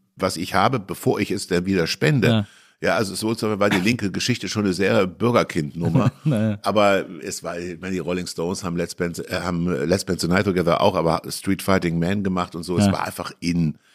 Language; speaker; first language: German; native; German